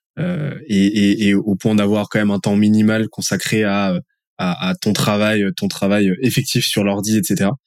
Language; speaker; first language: French; native; French